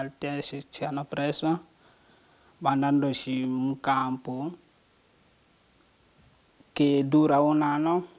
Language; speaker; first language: Italian; non-native, learner; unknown